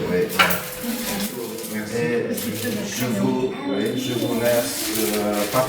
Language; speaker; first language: French; non-native, fluent; Vietnamese